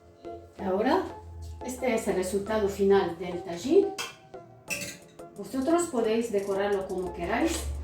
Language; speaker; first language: Spanish; non-native, fluent; Arabic